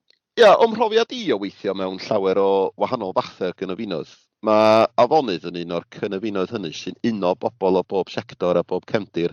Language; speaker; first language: Welsh; native; Welsh